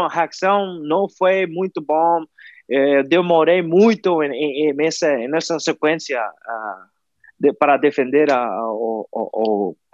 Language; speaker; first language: Portuguese; non-native, fluent; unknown